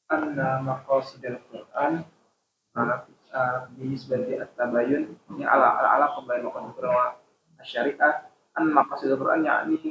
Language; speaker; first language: Arabic; non-native, learner; Indonesian